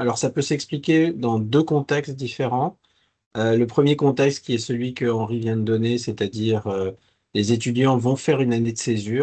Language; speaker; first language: French; native; French